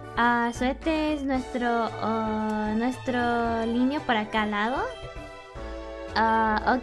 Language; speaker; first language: Spanish; early bilingual, heritage; English